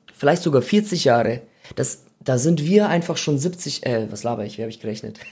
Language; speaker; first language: German; native; German